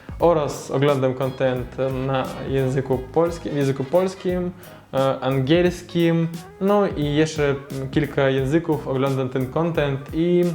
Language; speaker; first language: Polish; non-native, learner; Russian